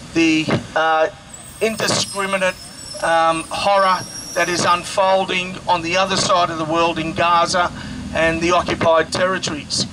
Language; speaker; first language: English; native; English